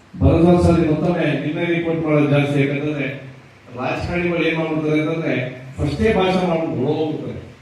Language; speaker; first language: Kannada; native; Kannada